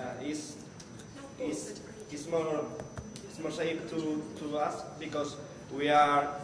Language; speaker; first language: English; non-native, learner; Spanish